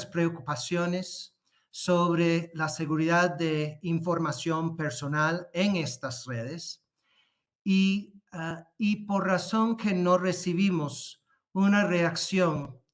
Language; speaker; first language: Spanish; non-native, fluent; English